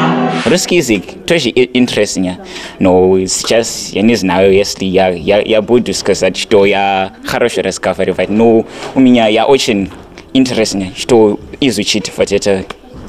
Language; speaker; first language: Russian; non-native, learner; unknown